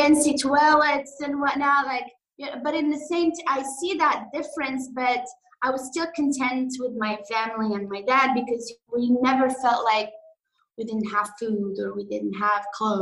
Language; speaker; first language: English; non-native, fluent; Arabic